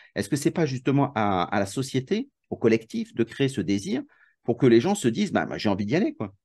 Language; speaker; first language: French; native; French